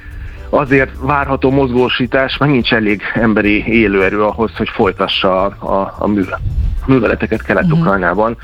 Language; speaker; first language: Hungarian; native; Hungarian